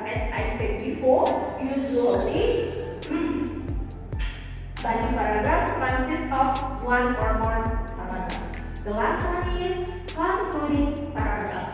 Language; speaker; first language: English; non-native, fluent; Indonesian